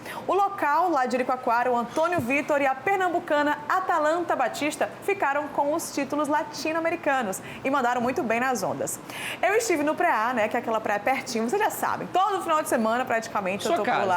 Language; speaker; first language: Portuguese; native; Portuguese